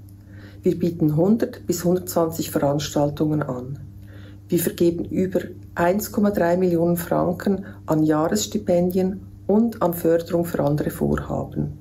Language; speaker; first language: German; native; German